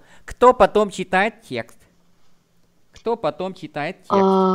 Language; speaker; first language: Russian; non-native, fluent; Vietnamese